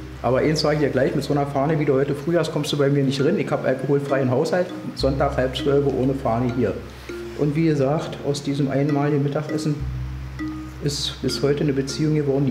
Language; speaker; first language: German; native; German